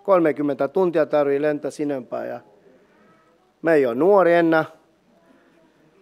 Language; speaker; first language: Finnish; non-native, learner; Spanish